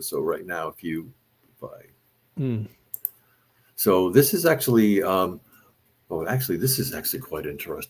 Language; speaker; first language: English; native; English